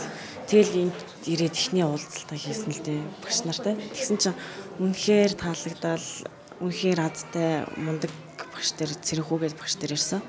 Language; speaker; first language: Mongolian; native; Mongolian